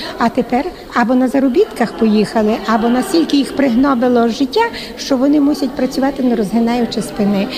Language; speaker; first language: Ukrainian; native; Ukrainian